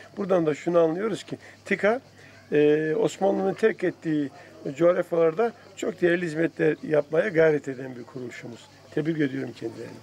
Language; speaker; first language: Turkish; native; Turkish